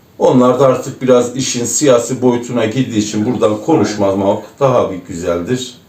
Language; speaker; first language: Turkish; native; Turkish